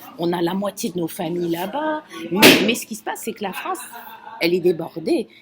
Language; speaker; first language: French; non-native, local second language; Kabyle